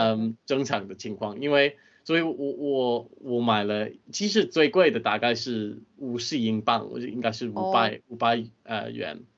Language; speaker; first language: Chinese; non-native, fluent; English